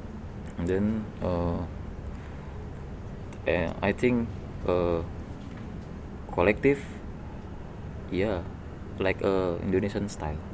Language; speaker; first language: English; non-native, learner; Indonesian